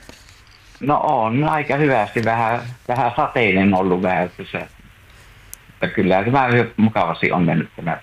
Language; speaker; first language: Finnish; native; Finnish